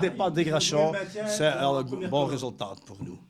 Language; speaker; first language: French; non-native, local second language; Dutch